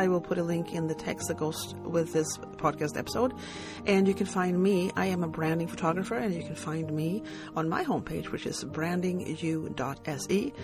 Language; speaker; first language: English; non-native, fluent; Swedish